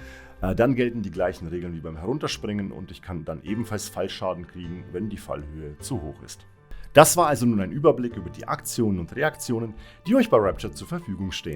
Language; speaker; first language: German; native; German